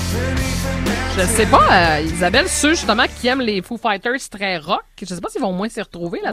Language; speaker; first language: French; native; French